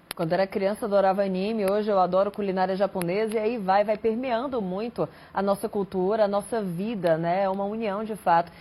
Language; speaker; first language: Portuguese; native; Portuguese